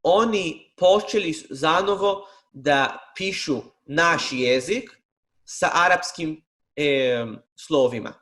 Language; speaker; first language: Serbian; non-native, fluent; Hebrew